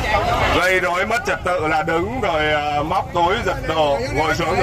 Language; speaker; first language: Vietnamese; native; Vietnamese